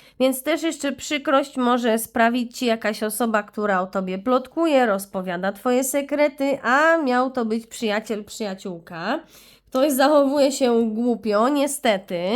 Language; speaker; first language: Polish; native; Polish